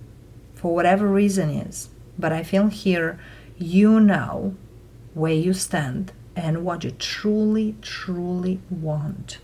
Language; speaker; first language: English; non-native, fluent; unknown